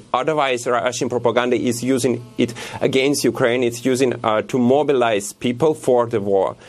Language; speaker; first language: English; non-native, fluent; Russian